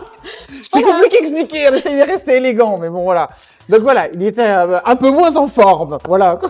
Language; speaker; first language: French; native; French